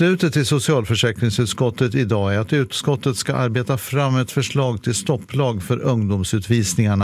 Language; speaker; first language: Swedish; native; Swedish